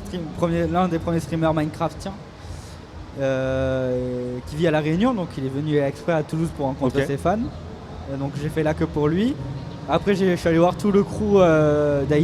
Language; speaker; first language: French; native; French